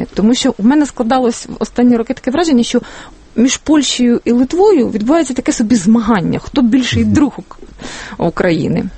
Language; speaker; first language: Ukrainian; native; Ukrainian